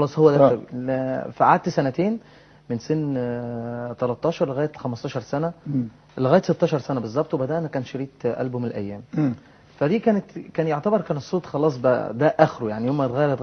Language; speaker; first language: Arabic; native; Arabic